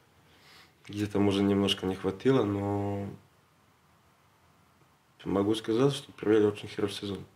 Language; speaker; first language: Russian; non-native, learner; Serbian